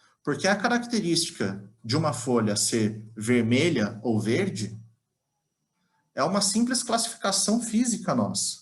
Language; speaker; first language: Portuguese; native; Portuguese